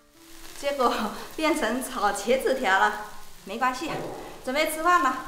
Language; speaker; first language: Chinese; native; Chinese